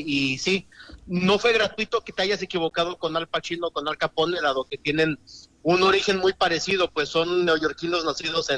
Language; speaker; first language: Spanish; native; Spanish